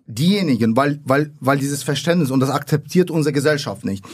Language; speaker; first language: German; early bilingual, other home language; Arabic